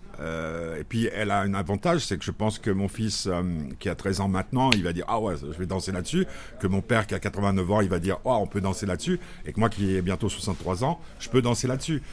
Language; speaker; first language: French; native; French